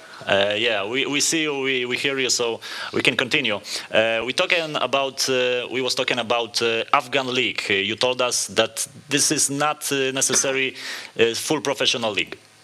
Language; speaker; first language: English; non-native, fluent; Polish